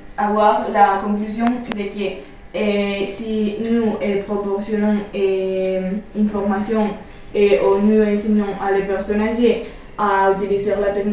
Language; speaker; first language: French; non-native, learner; Spanish